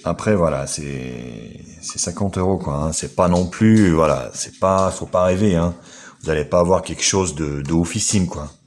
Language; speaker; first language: French; native; French